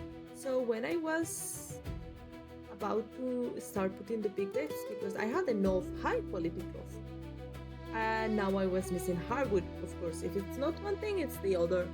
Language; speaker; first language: English; non-native, fluent; Spanish